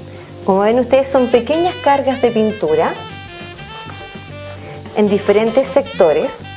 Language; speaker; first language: Spanish; native; Spanish